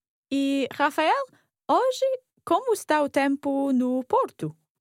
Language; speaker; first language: Portuguese; non-native, learner; English